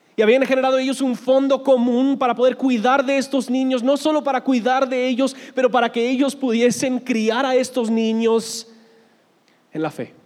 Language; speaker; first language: Spanish; non-native, fluent; English